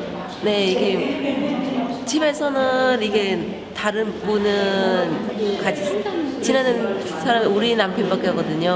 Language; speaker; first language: Korean; non-native, learner; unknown